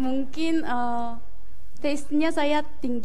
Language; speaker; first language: Indonesian; non-native, fluent; Korean